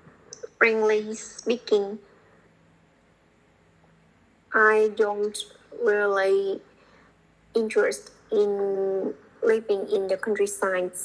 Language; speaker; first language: English; non-native, learner; Vietnamese